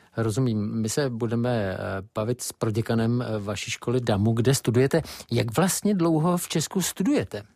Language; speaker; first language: Czech; native; Czech